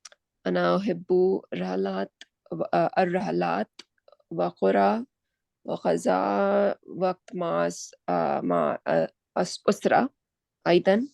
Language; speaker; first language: Arabic; non-native, learner; Urdu